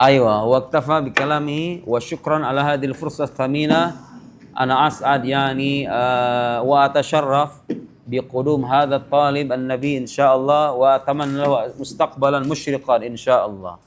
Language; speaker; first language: Arabic; non-native, fluent; Indonesian